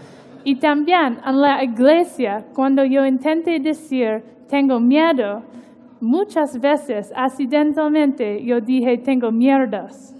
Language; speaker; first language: Spanish; non-native, learner; English